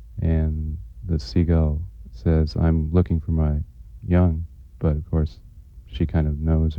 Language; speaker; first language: English; non-native, fluent; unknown